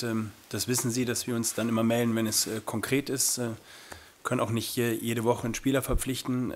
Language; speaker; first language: German; native; German